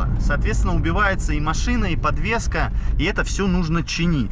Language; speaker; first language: Russian; native; Russian